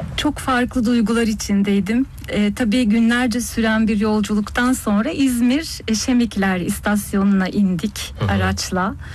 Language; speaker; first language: Turkish; early bilingual, heritage; Turkish